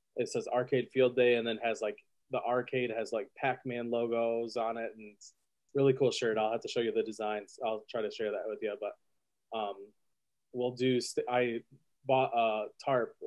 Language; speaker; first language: English; native; English